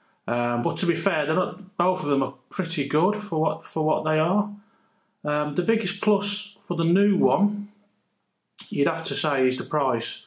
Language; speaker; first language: English; native; English